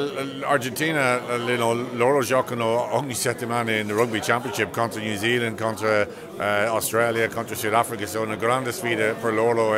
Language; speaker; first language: Italian; non-native, learner; English